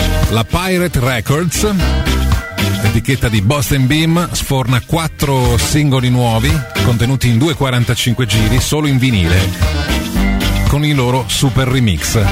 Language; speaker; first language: Italian; native; Italian